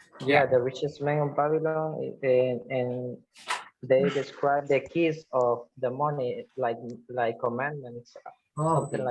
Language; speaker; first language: English; non-native, fluent; Spanish